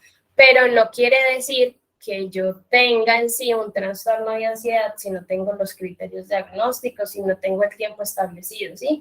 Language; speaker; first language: Spanish; native; Spanish